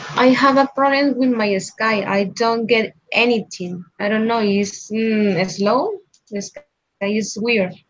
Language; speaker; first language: English; non-native, learner; Spanish